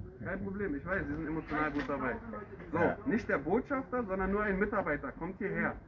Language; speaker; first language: German; native; German